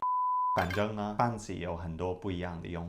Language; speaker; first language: Chinese; non-native, fluent; English